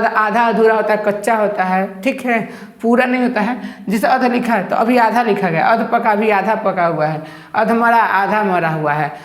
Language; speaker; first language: Hindi; native; Hindi